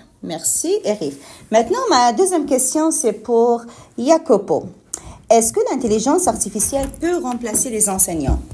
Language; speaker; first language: French; native; French